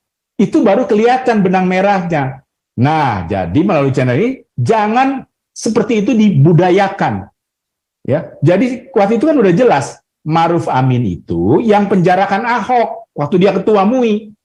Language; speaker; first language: Indonesian; native; Indonesian